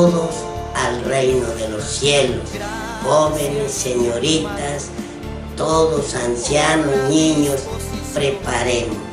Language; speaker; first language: Spanish; non-native, local second language; Quechua